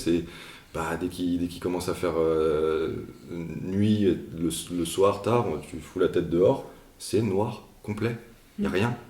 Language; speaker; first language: French; native; French